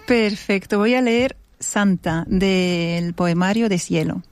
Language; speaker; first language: Spanish; non-native, fluent; German